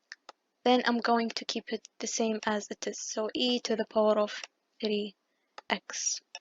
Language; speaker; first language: English; non-native, fluent; Arabic